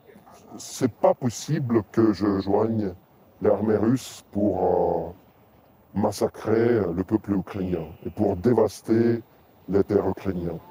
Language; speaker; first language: French; non-native, fluent; Russian